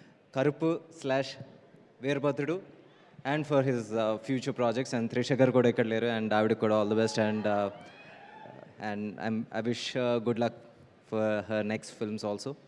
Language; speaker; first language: Telugu; native; Telugu